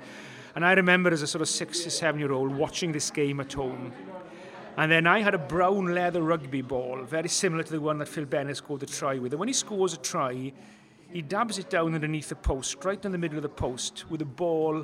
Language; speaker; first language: English; non-native, local second language; Welsh